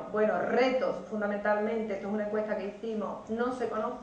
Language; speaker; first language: Spanish; native; Spanish